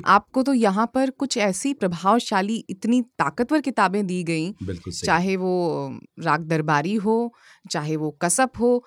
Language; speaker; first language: Hindi; native; Hindi